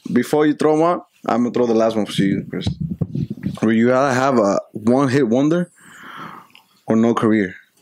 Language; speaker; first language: English; early bilingual, other home language; Spanish